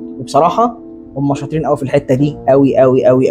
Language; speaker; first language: Arabic; native; Arabic